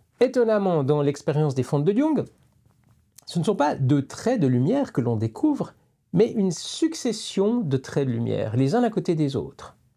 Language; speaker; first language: French; native; French